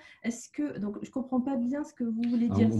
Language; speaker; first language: French; native; French